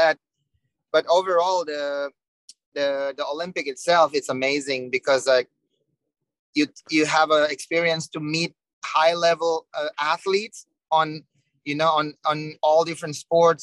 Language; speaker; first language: English; non-native, fluent; Indonesian